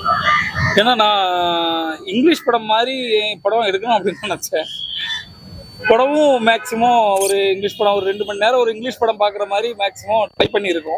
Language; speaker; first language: Tamil; native; Tamil